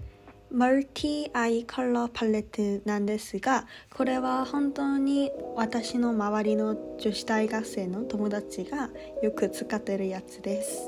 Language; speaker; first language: Japanese; non-native, fluent; Korean